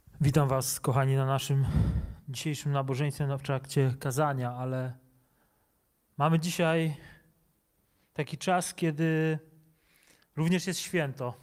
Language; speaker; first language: Polish; native; Polish